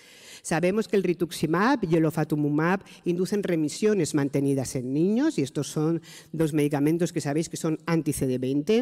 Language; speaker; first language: Spanish; native; Spanish